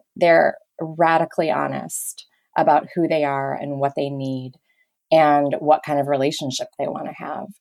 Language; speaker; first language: English; native; English